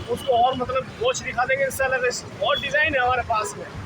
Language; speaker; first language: Hindi; native; Hindi